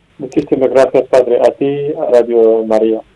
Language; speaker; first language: Spanish; non-native, learner; Arabic